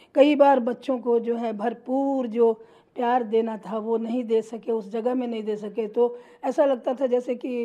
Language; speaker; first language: Hindi; native; Hindi